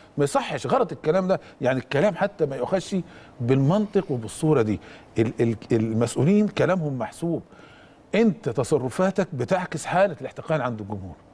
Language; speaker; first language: Egyptian Arabic; native; Egyptian Arabic